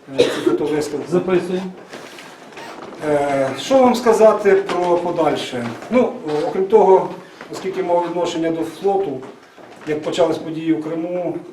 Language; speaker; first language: Ukrainian; native; Ukrainian